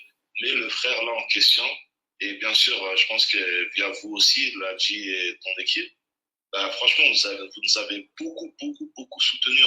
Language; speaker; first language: French; native; French